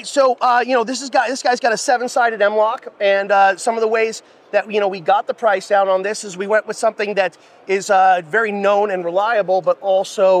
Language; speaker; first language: English; native; English